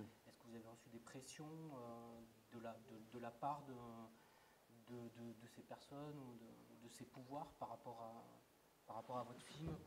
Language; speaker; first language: French; native; French